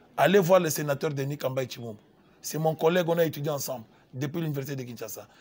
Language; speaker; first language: French; non-native, local second language; Lingala